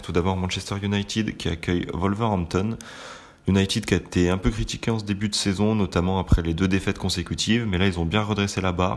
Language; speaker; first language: French; native; French